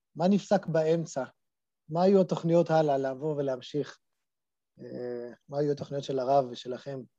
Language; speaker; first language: Hebrew; native; Hebrew